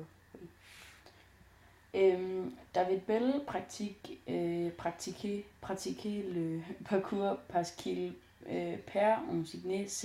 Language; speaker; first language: French; non-native, learner; Danish